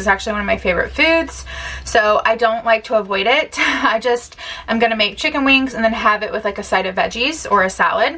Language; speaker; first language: English; native; English